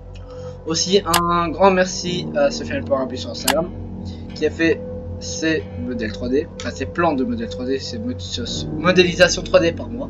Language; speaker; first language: French; native; French